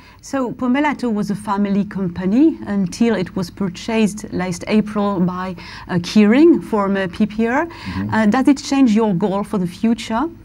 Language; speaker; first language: English; non-native, fluent; French